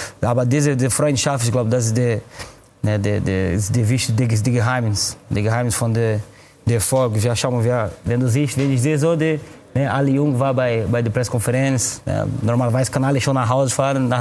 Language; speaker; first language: German; non-native, fluent; Portuguese